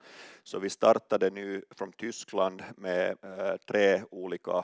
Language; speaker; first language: Swedish; non-native, local second language; Finnish